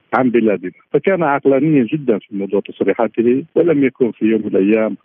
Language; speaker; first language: Arabic; native; Arabic